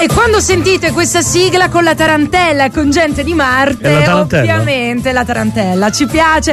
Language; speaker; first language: Italian; native; Italian